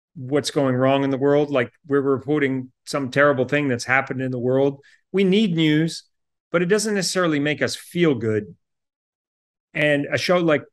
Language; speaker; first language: English; native; English